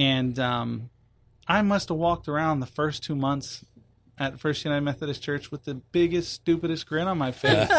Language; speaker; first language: English; native; English